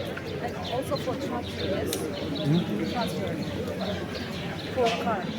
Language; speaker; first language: English; non-native, learner; Russian